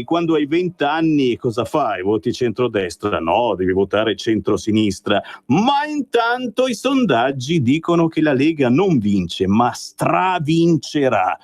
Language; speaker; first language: Italian; native; Italian